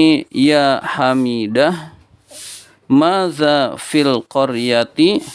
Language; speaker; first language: Arabic; non-native, fluent; Indonesian